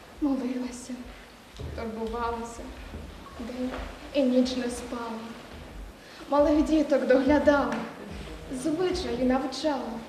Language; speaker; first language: Ukrainian; native; Ukrainian